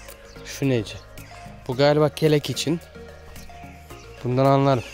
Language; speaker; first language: Turkish; native; Turkish